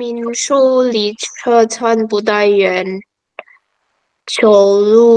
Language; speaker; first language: Chinese; non-native, learner; Indonesian